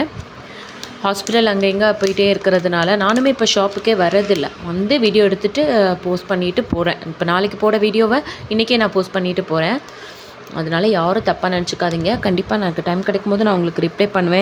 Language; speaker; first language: Tamil; native; Tamil